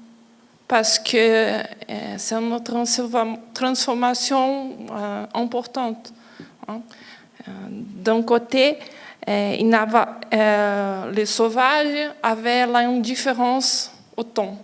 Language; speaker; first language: French; non-native, fluent; Portuguese